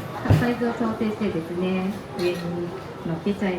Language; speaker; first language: Japanese; native; Japanese